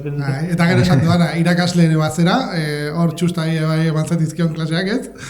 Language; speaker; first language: Basque; native; Basque